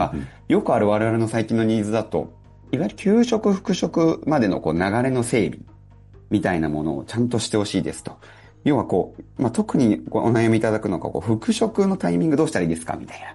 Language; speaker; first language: Japanese; native; Japanese